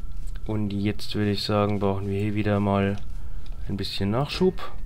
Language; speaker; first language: German; native; German